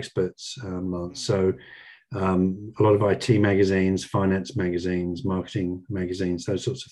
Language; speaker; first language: English; native; English